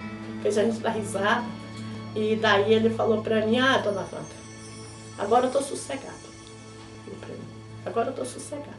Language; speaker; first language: Portuguese; native; Portuguese